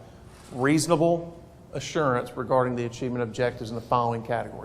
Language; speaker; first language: English; native; English